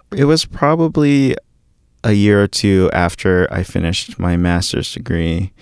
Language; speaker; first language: English; early bilingual, other home language; Filipino